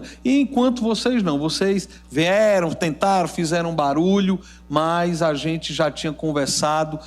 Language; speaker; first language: Portuguese; native; Portuguese